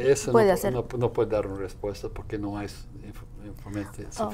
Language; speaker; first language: Spanish; non-native, fluent; Portuguese